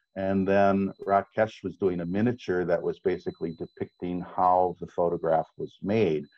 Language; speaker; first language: English; native; English